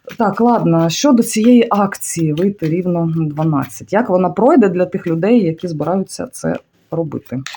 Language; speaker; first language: Ukrainian; non-native, local second language; Russian